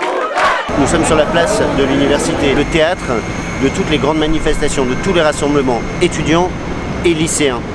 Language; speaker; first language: French; native; French